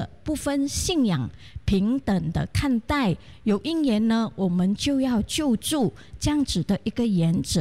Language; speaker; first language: Chinese; native; Chinese